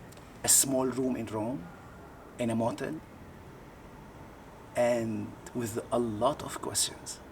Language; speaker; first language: English; non-native, learner; Arabic